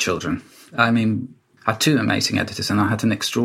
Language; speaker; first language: English; native; English